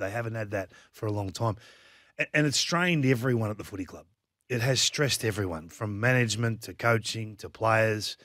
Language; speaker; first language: English; native; English